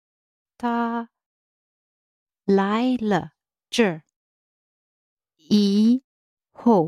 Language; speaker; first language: Chinese; non-native, learner; English